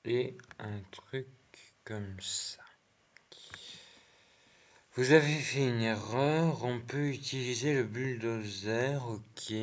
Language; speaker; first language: French; native; French